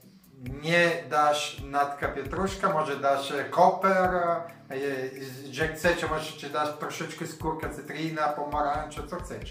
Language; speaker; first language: Polish; non-native, learner; Italian